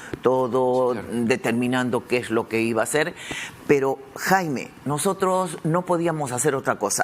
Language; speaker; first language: Spanish; native; Spanish